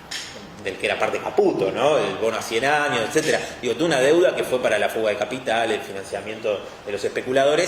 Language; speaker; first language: Spanish; native; Spanish